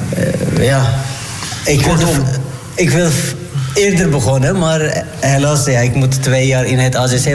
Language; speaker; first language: Dutch; non-native, learner; Turkish